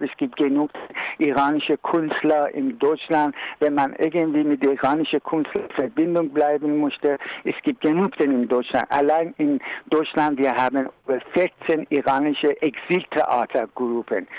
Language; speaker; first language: German; non-native, learner; Persian